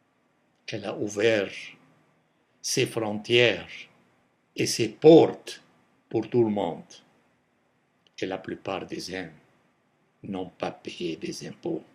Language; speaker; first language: French; non-native, local second language; Arabic